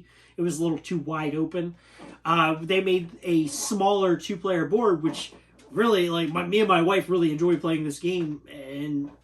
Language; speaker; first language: English; native; English